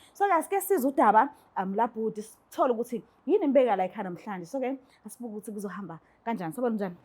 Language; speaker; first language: Zulu; native; Zulu